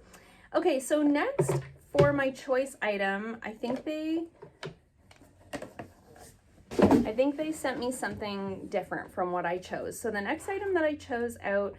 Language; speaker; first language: English; native; English